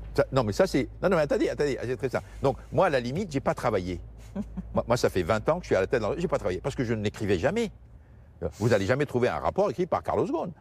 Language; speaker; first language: French; non-native, local second language; Portuguese